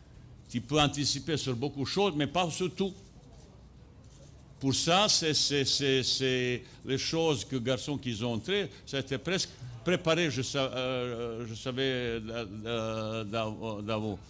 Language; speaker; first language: French; non-native, fluent; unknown